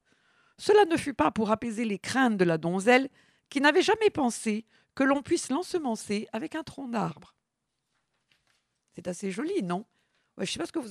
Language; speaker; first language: French; native; French